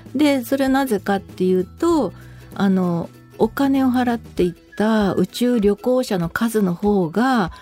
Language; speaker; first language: Japanese; native; Japanese